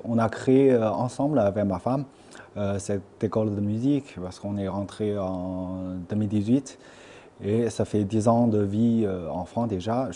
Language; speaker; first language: French; non-native, fluent; Chinese